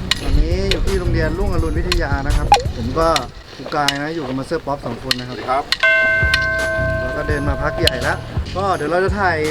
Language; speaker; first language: Thai; native; Thai